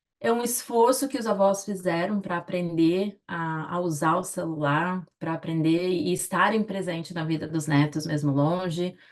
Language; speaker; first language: Portuguese; native; Portuguese